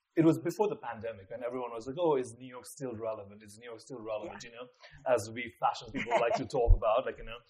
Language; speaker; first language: English; non-native, local second language; Nepali